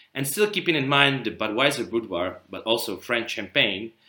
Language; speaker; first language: English; non-native, fluent; Czech